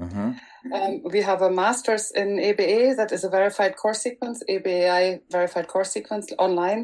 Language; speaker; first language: English; non-native, fluent; German